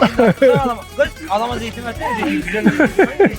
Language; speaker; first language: Turkish; native; Turkish